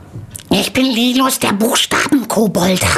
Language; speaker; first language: German; non-native, learner; Italian